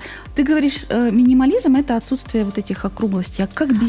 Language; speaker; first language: Russian; native; Russian